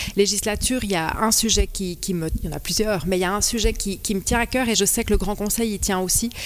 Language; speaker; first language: French; early bilingual, other home language; Spanish